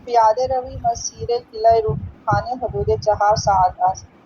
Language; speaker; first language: Persian; non-native, learner; Urdu